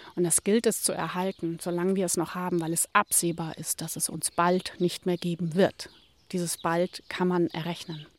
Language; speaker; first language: German; native; German